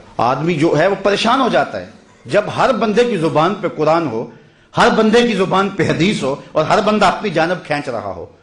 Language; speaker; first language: Urdu; non-native, local second language; Punjabi